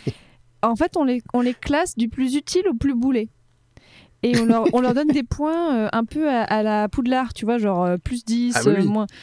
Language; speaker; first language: French; native; French